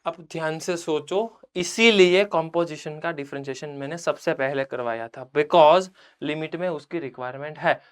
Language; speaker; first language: Hindi; non-native, local second language; Gujarati